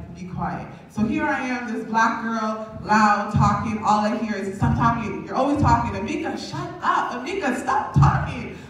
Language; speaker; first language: English; native; English